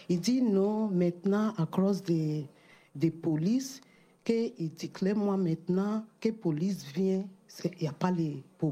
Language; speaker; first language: French; non-native, learner; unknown